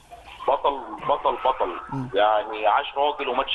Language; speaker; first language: Arabic; native; Arabic